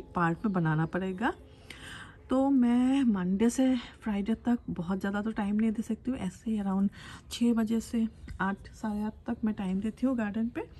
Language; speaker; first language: Hindi; non-native, local second language; Assamese